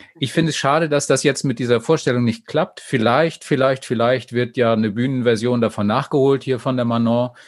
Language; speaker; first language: German; native; German